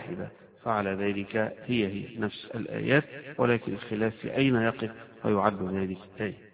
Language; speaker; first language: Arabic; native; Arabic